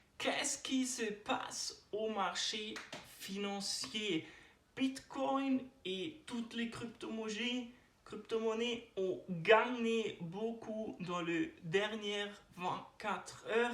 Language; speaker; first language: French; non-native, learner; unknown